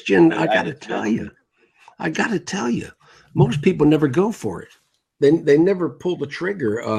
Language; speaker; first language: English; native; English